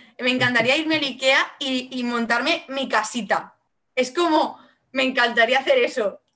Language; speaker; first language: Spanish; non-native, local second language; Catalan